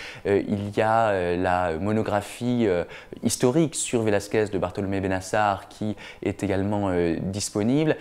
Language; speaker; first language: French; native; French